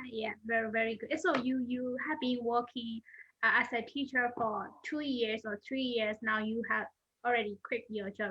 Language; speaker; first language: English; non-native, learner; Burmese